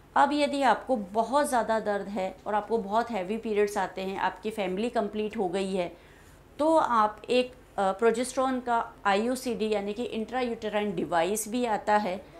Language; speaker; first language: Hindi; native; Hindi